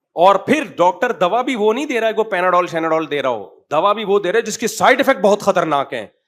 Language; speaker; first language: Urdu; native; Urdu